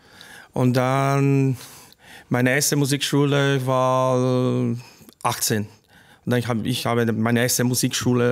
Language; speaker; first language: German; non-native, learner; Portuguese